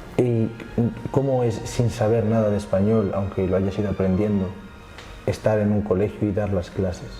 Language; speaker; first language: Spanish; native; Spanish